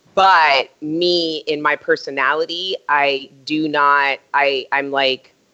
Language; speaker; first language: English; native; English